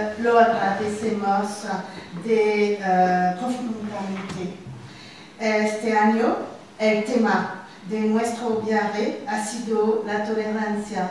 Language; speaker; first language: Spanish; non-native, learner; French